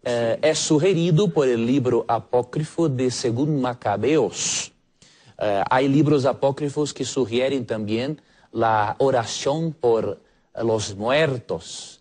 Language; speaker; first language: Spanish; non-native, fluent; Portuguese